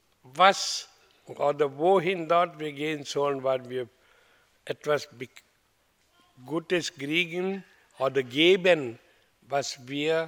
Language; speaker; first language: German; non-native, learner; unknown